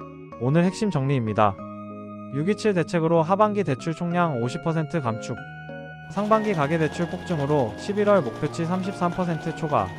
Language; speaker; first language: Korean; native; Korean